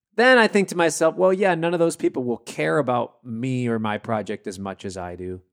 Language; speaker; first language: English; native; English